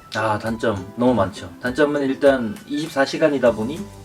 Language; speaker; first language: Korean; native; Korean